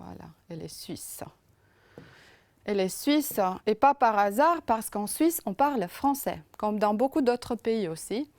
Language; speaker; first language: French; non-native, fluent; Romanian